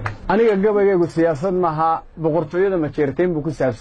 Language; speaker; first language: Somali; native; Somali